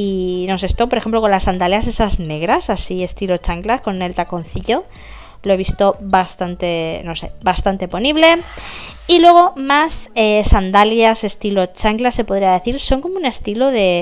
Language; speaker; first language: Spanish; native; Spanish